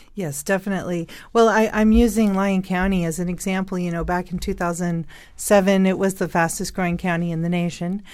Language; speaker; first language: English; native; English